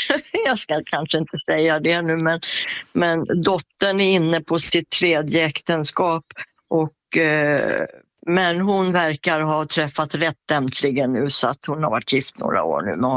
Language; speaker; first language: Swedish; native; Swedish